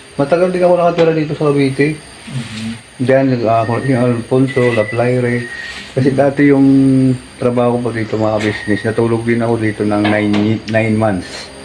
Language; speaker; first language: Filipino; native; Filipino